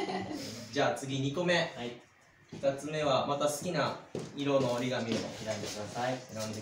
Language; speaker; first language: Japanese; native; Japanese